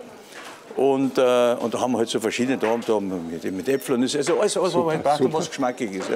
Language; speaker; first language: German; native; German